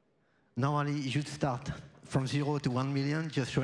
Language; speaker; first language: English; non-native, fluent; French